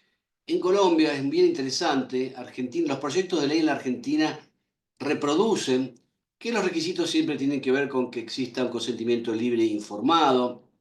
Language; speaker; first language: Spanish; native; Spanish